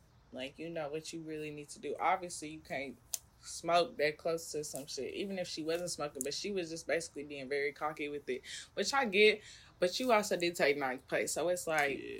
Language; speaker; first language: English; native; English